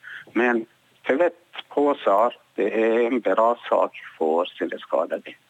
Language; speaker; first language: Swedish; non-native, learner; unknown